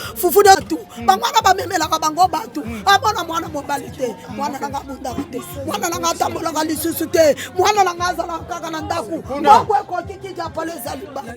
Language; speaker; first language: Lingala; native; Lingala